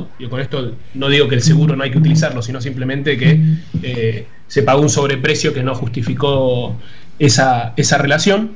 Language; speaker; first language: Spanish; native; Spanish